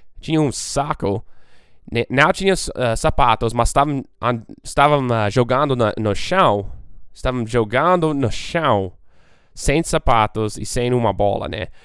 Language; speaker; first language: Portuguese; non-native, fluent; English